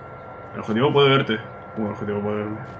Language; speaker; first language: Spanish; native; Spanish